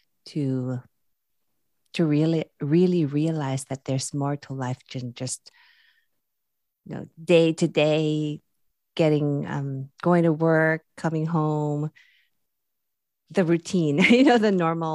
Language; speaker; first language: English; non-native, local second language; Filipino